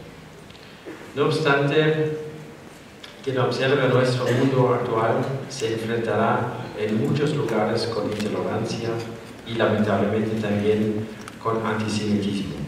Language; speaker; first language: Spanish; non-native, fluent; German